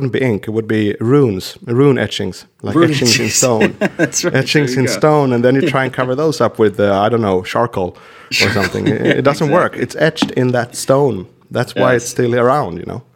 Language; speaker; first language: English; non-native, fluent; Swedish